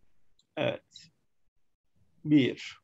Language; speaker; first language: Turkish; non-native, fluent; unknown